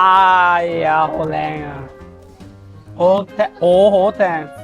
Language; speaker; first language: Cantonese; non-native, learner; Italian